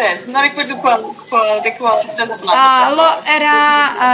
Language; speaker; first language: Spanish; non-native, learner; Czech